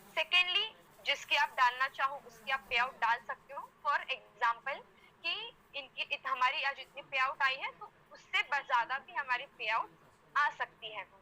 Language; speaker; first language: Hindi; non-native, local second language; Gujarati